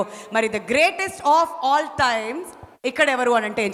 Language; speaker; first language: Telugu; native; Telugu